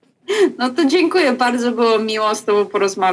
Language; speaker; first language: Polish; early bilingual, heritage; Polish